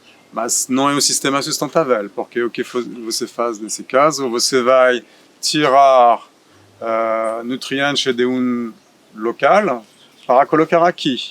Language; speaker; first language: Portuguese; non-native, fluent; French